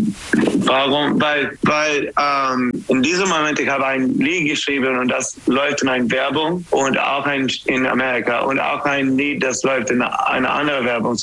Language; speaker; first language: German; non-native, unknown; English